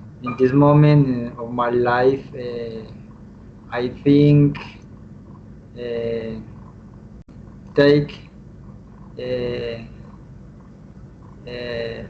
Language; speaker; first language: English; non-native, learner; Spanish